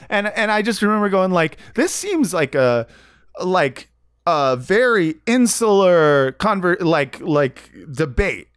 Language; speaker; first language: English; native; English